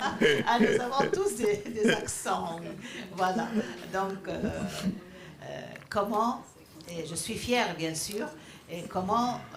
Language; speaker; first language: French; non-native, fluent; Arabic